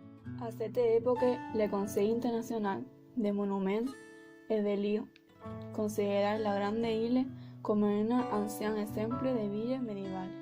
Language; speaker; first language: French; non-native, learner; Spanish